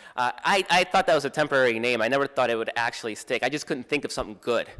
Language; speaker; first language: English; native; English